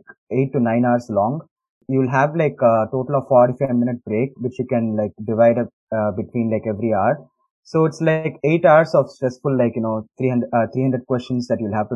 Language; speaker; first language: English; non-native, local second language; Tamil